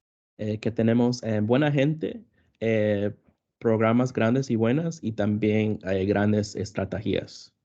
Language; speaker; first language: Spanish; early bilingual, other home language; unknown